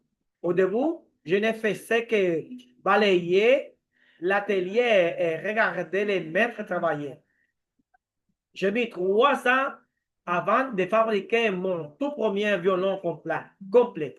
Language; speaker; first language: French; non-native, learner; Spanish